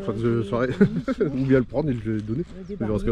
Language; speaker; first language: French; native; French